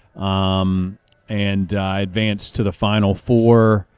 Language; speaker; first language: English; native; English